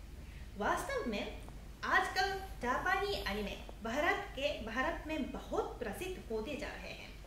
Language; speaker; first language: Hindi; non-native, fluent; Japanese